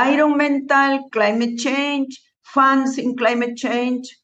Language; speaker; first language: English; non-native, learner; Spanish